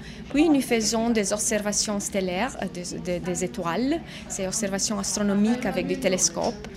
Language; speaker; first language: French; non-native, fluent; Italian